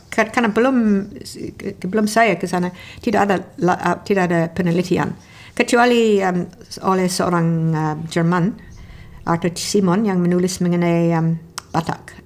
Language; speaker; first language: Indonesian; non-native, fluent; English